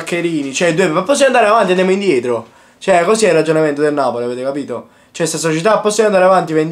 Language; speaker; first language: Italian; native; Italian